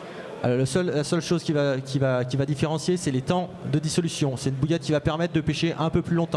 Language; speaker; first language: French; native; French